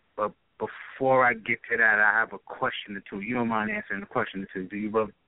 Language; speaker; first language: English; native; English